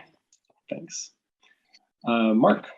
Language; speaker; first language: English; native; English